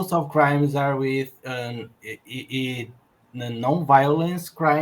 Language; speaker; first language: English; non-native, learner; Portuguese